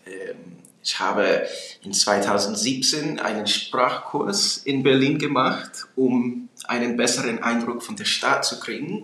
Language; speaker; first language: German; non-native, fluent; English